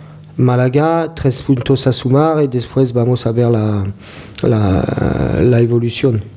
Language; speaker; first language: Spanish; non-native, fluent; French